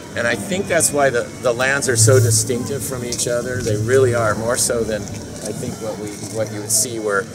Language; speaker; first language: English; native; English